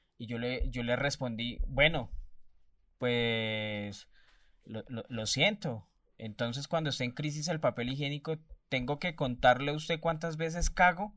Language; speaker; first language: Spanish; native; Spanish